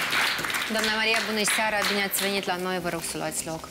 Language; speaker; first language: Romanian; native; Romanian